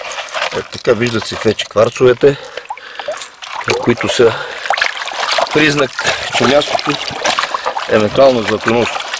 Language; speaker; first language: Bulgarian; native; Bulgarian